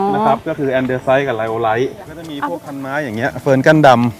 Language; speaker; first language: Thai; native; Thai